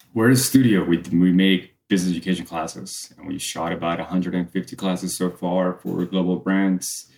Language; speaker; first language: English; early bilingual, other home language; Spanish